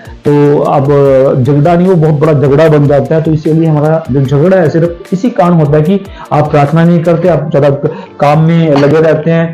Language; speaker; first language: Hindi; native; Hindi